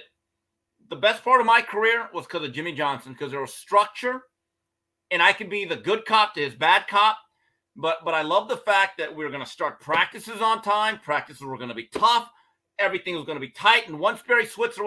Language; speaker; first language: English; native; English